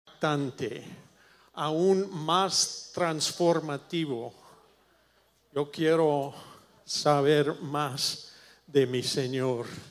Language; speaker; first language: Spanish; non-native, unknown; English